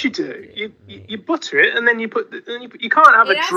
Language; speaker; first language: English; native; English